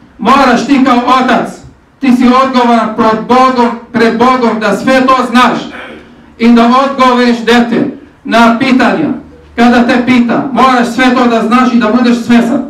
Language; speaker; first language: Bosnian; native; Bosnian